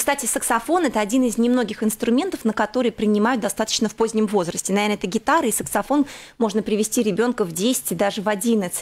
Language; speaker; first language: Russian; native; Russian